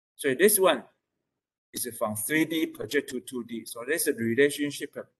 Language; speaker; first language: English; non-native, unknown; Chinese